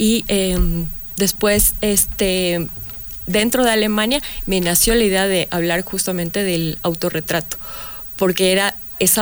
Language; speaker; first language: Spanish; native; Spanish